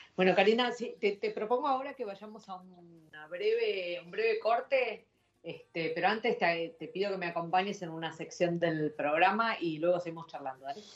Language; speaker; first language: Spanish; native; Spanish